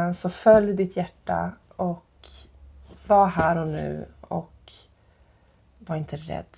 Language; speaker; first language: Swedish; non-native, fluent; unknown